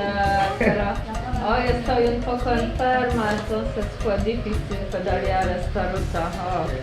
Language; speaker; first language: Spanish; non-native, learner; Polish